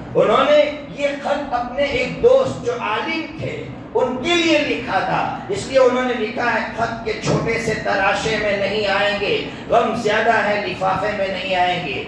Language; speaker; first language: Urdu; non-native, local second language; Gujarati